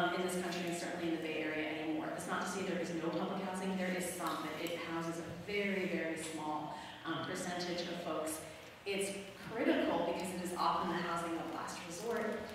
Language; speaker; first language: English; native; English